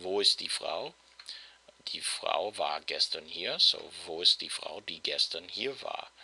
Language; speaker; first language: German; non-native, fluent; English